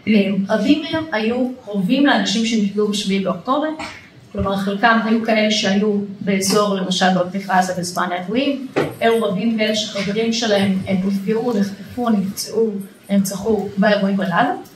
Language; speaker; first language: Hebrew; native; Hebrew